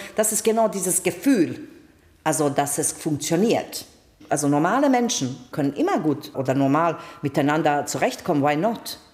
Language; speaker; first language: German; non-native, fluent; Bosnian